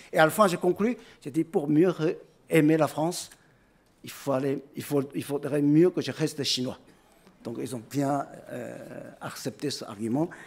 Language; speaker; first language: French; non-native, fluent; Chinese